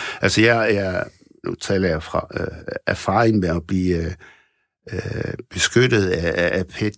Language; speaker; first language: Danish; early bilingual, other home language; Arabic